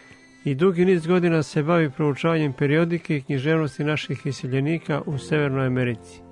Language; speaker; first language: Serbian; native; Serbian